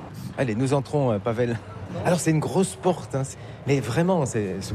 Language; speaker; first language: French; native; French